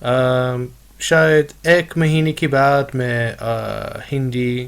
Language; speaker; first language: Urdu; non-native, learner; English